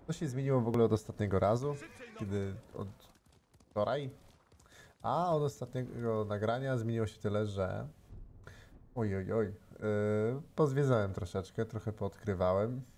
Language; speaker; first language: Polish; native; Polish